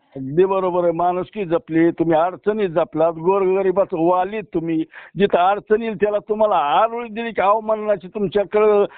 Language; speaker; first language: Marathi; native; Marathi